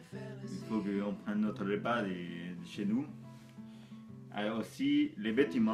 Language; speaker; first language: French; non-native, fluent; Spanish